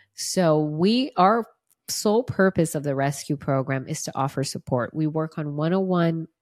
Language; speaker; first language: English; non-native, fluent; Portuguese